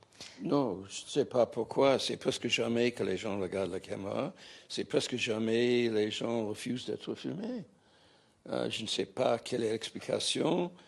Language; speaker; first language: French; non-native, fluent; English